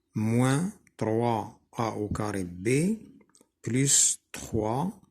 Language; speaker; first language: French; non-native, local second language; Arabic